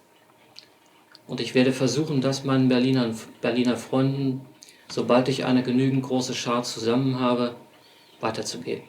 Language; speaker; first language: German; native; German